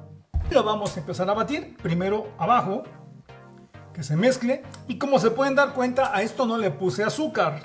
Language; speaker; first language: Spanish; native; Spanish